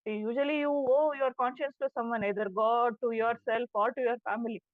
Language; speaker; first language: English; non-native, local second language; Kannada